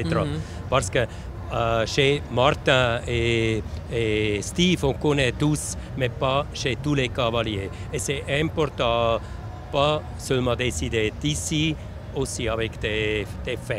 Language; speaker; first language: French; non-native, local second language; German